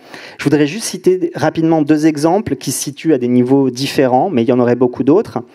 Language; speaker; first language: French; native; French